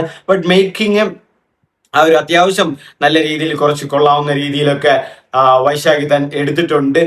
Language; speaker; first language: Malayalam; native; Malayalam